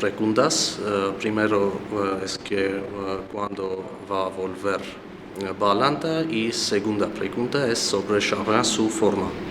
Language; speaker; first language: Spanish; non-native, learner; Armenian